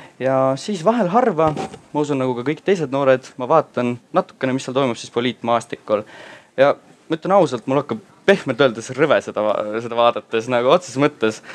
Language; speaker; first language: Estonian; non-native, local second language; Russian